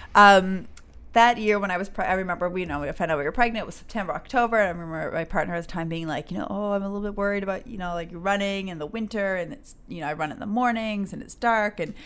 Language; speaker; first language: English; native; English